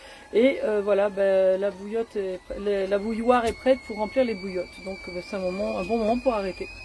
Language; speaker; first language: French; native; French